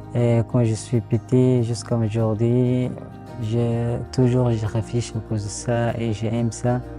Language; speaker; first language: French; non-native, learner; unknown